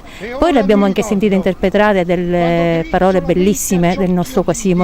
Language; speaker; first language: Italian; native; Italian